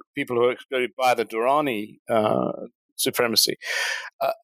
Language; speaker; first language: English; native; English